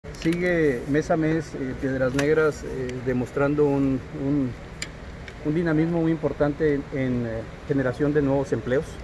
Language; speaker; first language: Spanish; native; Spanish